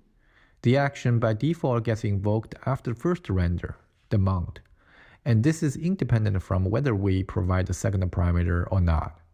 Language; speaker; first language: English; non-native, fluent; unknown